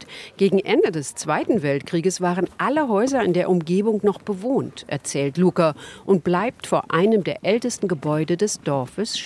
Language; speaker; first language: German; native; German